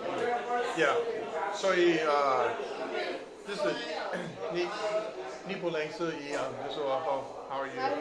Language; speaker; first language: Chinese; non-native, learner; English